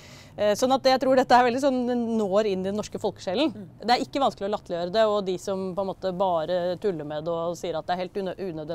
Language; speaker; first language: Norwegian; native; Norwegian